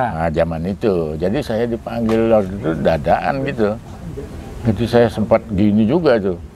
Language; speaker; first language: Indonesian; native; Indonesian